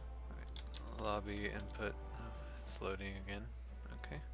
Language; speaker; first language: English; native; English